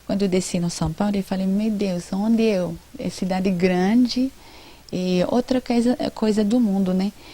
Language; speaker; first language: Portuguese; non-native, learner; Arabic